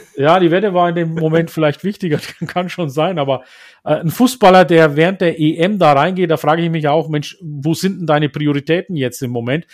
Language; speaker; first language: German; early bilingual, other home language; Turkish